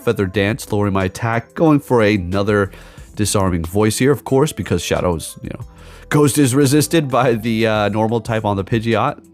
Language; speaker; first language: English; native; English